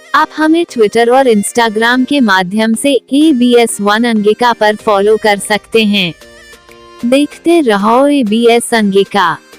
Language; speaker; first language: Hindi; non-native, local second language; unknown